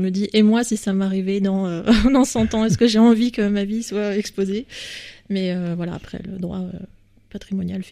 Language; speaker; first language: French; native; French